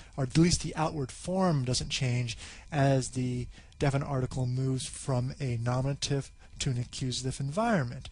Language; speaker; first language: English; native; English